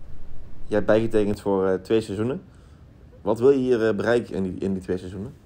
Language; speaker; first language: Dutch; native; Dutch